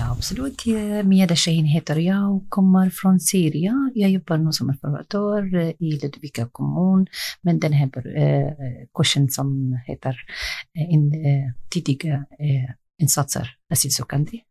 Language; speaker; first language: Swedish; non-native, learner; Arabic